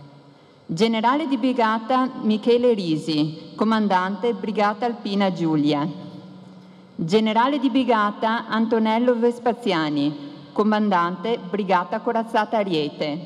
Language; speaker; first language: Italian; native; Italian